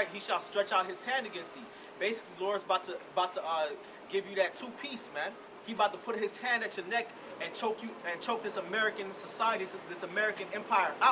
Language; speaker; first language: English; native; English